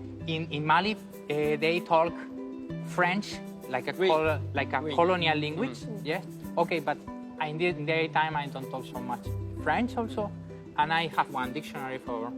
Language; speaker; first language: English; non-native, learner; Spanish